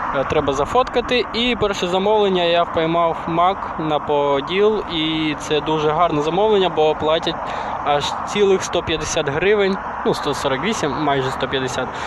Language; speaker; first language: Ukrainian; non-native, local second language; Russian